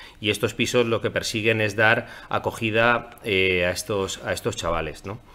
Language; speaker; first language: Spanish; non-native, local second language; Catalan